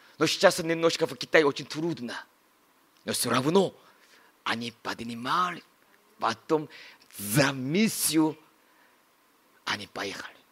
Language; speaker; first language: Russian; non-native, learner; Korean